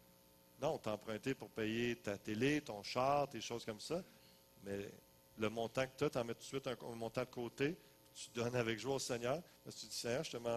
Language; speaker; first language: French; native; French